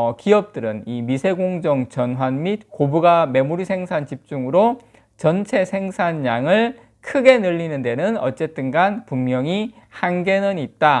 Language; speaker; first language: Korean; native; Korean